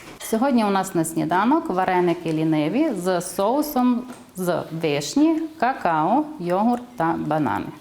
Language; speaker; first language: Ukrainian; native; Ukrainian